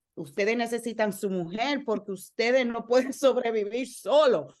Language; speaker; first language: Spanish; early bilingual, other home language; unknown